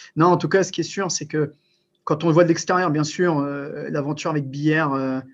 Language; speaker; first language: French; early bilingual, other home language; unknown